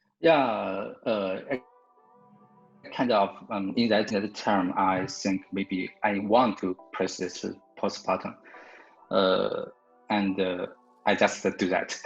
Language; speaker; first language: English; non-native, learner; Chinese